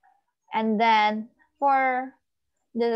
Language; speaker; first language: English; non-native, learner; Indonesian